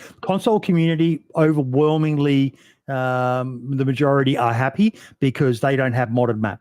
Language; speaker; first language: English; native; English